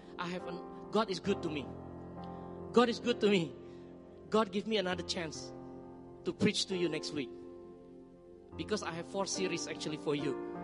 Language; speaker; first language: English; non-native, fluent; Indonesian